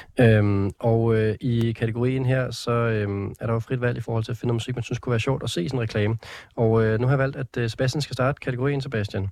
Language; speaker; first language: Danish; native; Danish